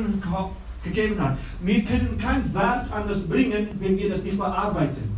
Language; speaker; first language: German; non-native, fluent; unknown